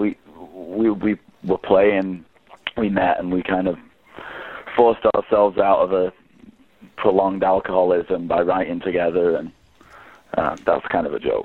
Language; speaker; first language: English; native; English